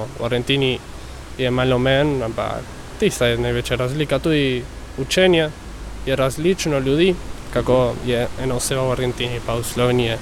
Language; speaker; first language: Slovenian; early bilingual, heritage; Spanish